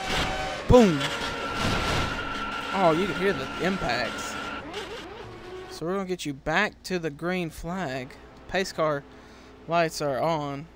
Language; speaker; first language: English; native; English